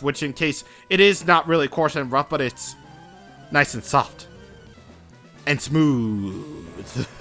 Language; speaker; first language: English; native; English